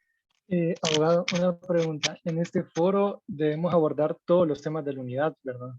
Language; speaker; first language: Spanish; native; Spanish